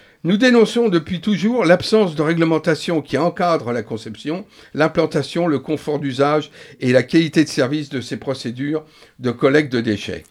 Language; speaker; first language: French; native; French